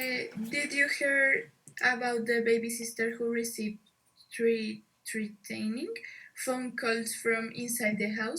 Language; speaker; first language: English; non-native, learner; Spanish